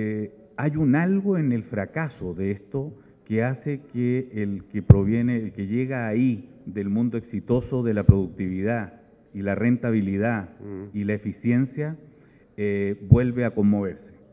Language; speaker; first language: Spanish; native; Spanish